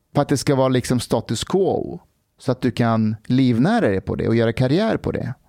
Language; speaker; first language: Swedish; early bilingual, other home language; Persian